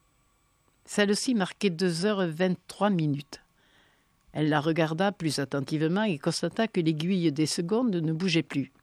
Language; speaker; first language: French; native; French